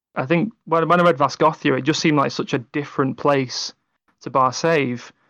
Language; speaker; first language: English; native; English